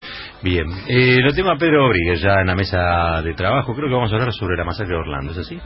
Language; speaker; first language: Spanish; native; Spanish